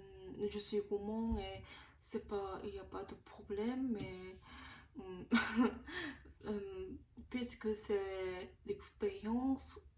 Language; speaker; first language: French; non-native, learner; Korean